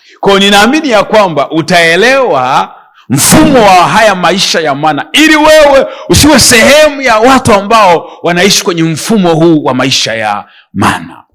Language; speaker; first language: Swahili; native; Swahili